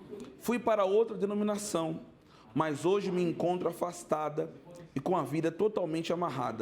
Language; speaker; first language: Portuguese; native; Portuguese